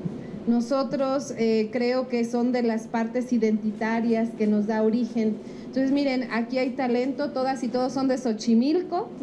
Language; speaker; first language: Spanish; native; Spanish